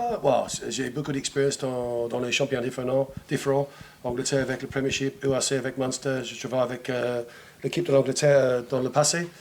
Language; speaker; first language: French; non-native, fluent; English